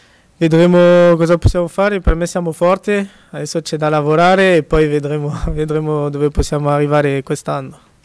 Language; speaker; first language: Italian; non-native, fluent; French